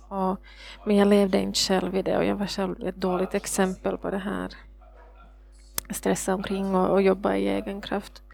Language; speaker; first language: Swedish; non-native, fluent; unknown